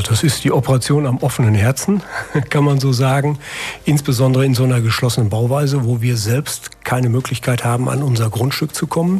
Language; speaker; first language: German; native; German